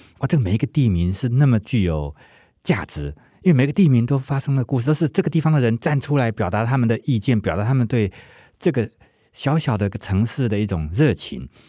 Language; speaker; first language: Chinese; non-native, local second language; Hakka Chinese